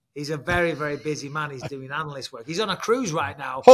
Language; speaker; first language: English; native; English